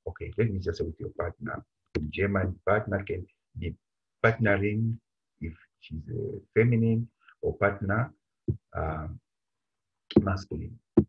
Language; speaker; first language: English; non-native, local second language; Bemba